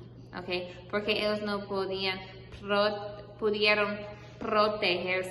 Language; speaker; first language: Spanish; non-native, fluent; English